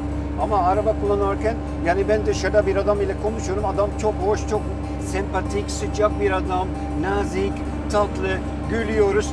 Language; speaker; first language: Turkish; non-native, fluent; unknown